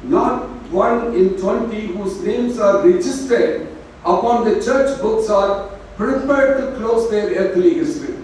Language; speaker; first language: English; non-native, local second language; Tamil